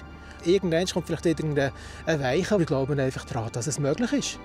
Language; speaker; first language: German; native; German